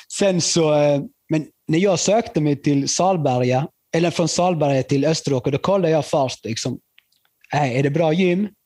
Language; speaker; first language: Swedish; early bilingual, other home language; Spanish